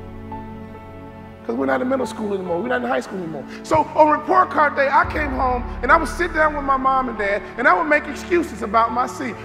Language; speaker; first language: English; native; English